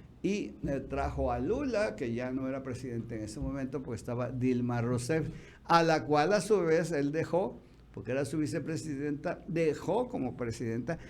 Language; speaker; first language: Spanish; native; Spanish